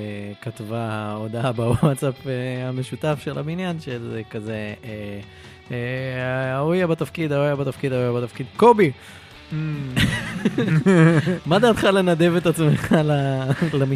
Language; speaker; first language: Hebrew; native; Hebrew